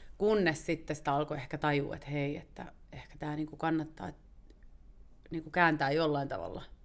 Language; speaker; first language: Finnish; native; Finnish